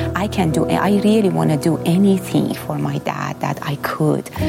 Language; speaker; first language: English; non-native, fluent; Persian